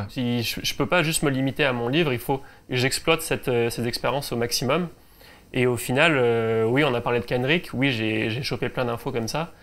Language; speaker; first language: French; native; French